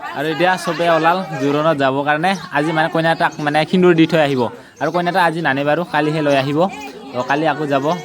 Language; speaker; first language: Assamese; native; Assamese